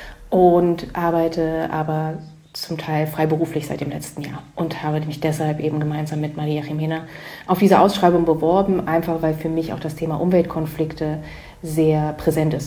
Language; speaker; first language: German; native; German